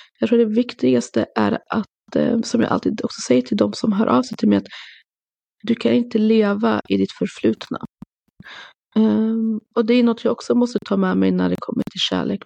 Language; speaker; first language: Swedish; early bilingual, other home language; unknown